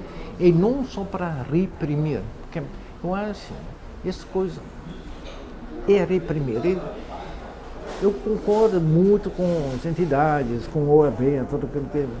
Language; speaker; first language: Portuguese; non-native, fluent; Dutch